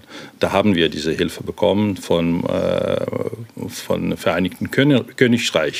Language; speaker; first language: German; non-native, fluent; Ukrainian